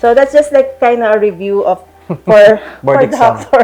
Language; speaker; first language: English; non-native, local second language; Filipino